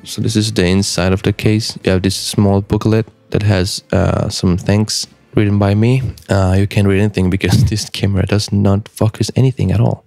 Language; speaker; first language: English; non-native, fluent; Spanish